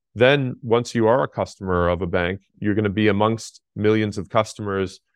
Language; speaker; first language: English; native; English